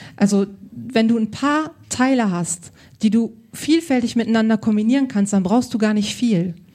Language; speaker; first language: German; native; German